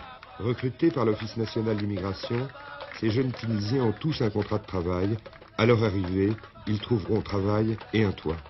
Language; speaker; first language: French; native; French